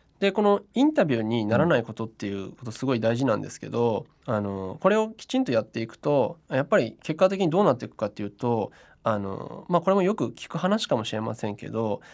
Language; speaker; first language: Japanese; native; Japanese